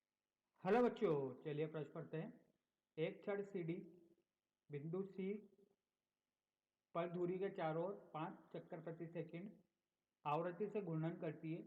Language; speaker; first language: Hindi; native; Hindi